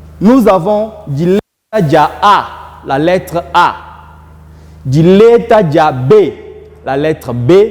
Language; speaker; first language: French; non-native, local second language; Luba-Lulua